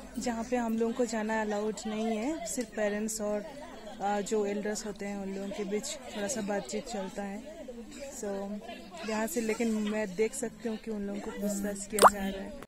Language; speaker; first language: Hindi; non-native, local second language; Santali